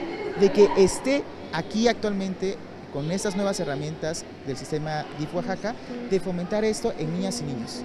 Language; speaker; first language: Spanish; native; Spanish